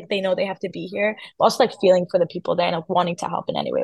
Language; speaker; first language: English; early bilingual, other home language; Persian